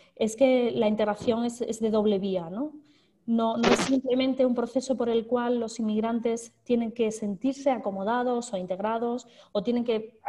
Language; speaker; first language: Spanish; native; Spanish